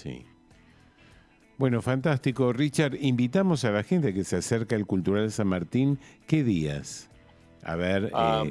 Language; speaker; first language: Spanish; native; Spanish